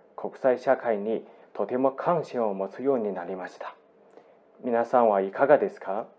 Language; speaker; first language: Japanese; non-native, fluent; Chinese